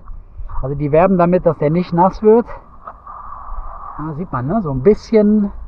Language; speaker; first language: German; native; German